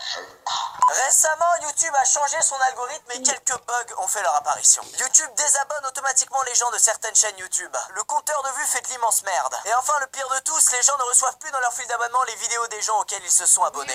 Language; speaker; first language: French; native; French